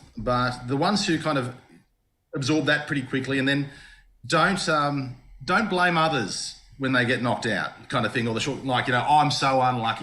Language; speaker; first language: English; native; English